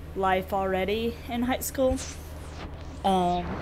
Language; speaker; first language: English; native; English